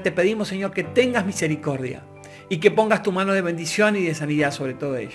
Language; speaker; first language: Spanish; native; Spanish